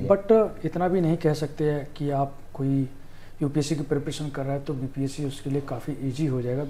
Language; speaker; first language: Hindi; native; Hindi